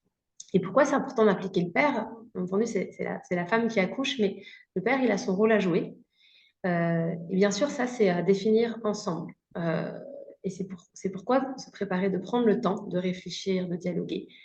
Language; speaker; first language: French; native; French